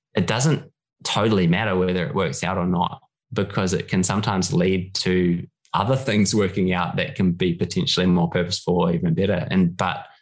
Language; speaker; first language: English; native; English